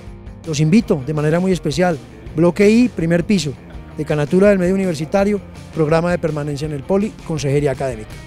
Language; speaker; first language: Spanish; native; Spanish